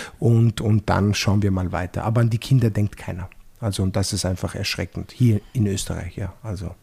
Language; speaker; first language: German; non-native, fluent; Italian